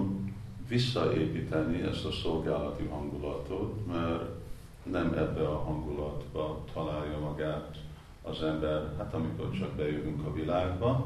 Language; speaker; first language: Hungarian; non-native, fluent; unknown